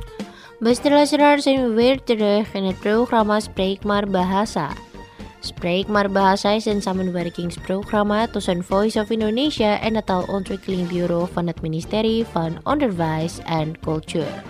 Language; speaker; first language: Dutch; non-native, fluent; Indonesian